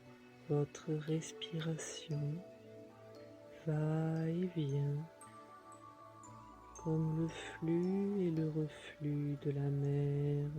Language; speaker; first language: French; native; French